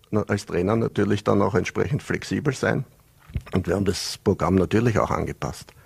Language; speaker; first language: German; native; German